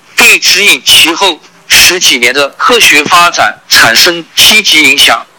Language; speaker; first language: Chinese; native; Chinese